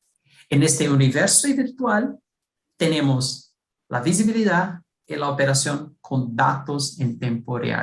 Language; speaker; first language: Spanish; non-native, fluent; Portuguese